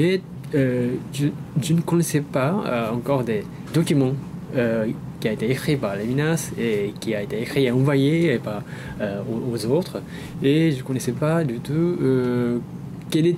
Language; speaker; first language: French; non-native, fluent; Japanese